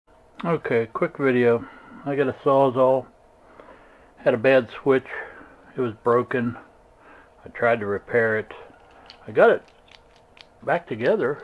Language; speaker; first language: English; native; English